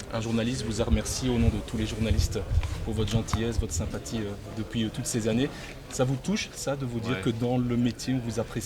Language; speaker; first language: French; native; French